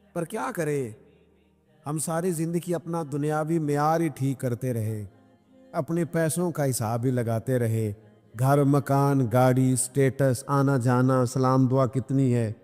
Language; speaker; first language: Urdu; non-native, local second language; Punjabi